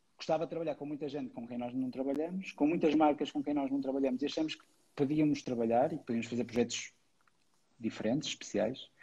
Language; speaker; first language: Portuguese; native; Portuguese